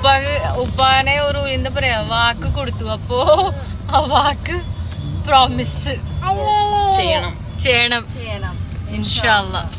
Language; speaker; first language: Malayalam; non-native, learner; Hindi